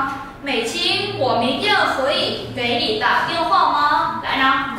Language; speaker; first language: Chinese; non-native, fluent; Vietnamese